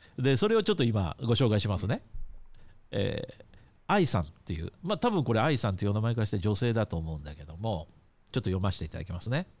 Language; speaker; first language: Japanese; native; Japanese